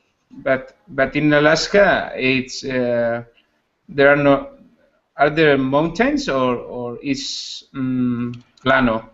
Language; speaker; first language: English; non-native, learner; Spanish